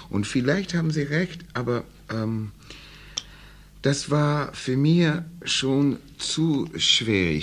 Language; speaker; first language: German; non-native, learner; English